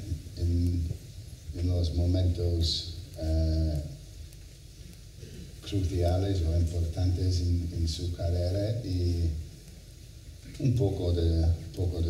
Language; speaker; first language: Spanish; non-native, fluent; English